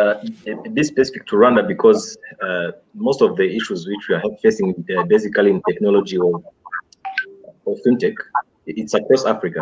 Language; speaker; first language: English; non-native, local second language; Kinyarwanda